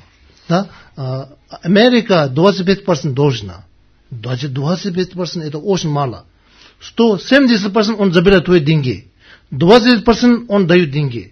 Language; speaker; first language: Russian; non-native, learner; Tibetan